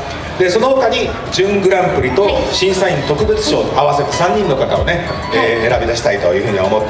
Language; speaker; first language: Japanese; native; Japanese